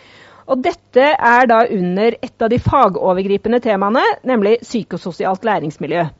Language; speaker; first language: Norwegian; native; Norwegian